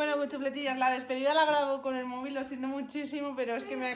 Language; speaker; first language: Spanish; native; Spanish